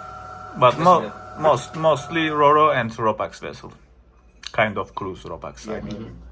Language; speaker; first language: English; non-native, learner; Turkish